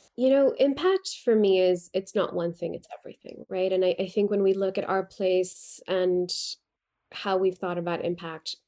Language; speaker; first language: English; non-native, local second language; Urdu